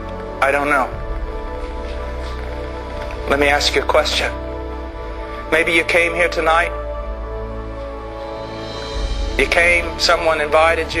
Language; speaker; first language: English; native; English